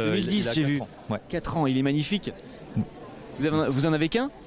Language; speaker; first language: French; native; French